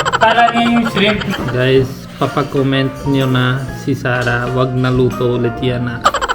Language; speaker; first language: Filipino; non-native, learner; Punjabi